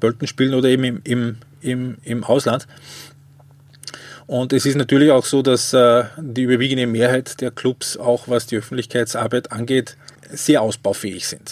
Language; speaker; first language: German; native; German